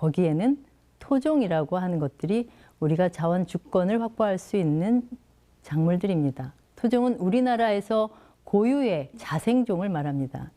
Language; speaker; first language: Korean; native; Korean